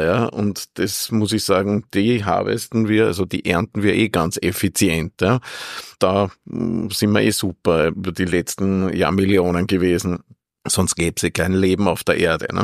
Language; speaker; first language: German; native; German